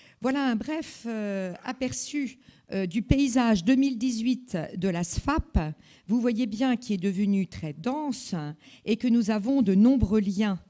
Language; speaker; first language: French; native; French